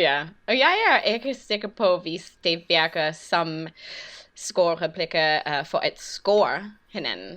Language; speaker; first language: Danish; non-native, learner; English